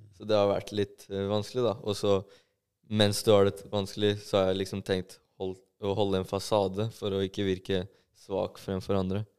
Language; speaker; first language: Norwegian; early bilingual, other home language; Albanian